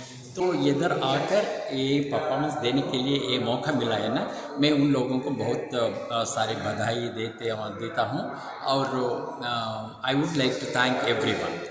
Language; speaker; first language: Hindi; non-native, local second language; Kannada